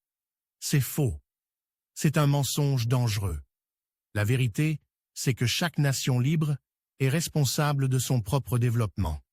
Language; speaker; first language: French; non-native, local second language; Haitian Creole